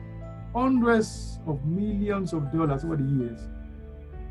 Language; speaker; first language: English; non-native, local second language; Yoruba